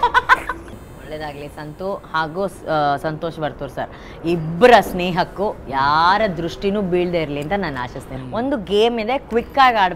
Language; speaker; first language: Kannada; native; Kannada